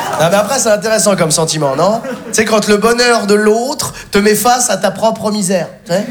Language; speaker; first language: French; native; French